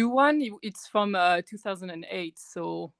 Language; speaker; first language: English; non-native, fluent; French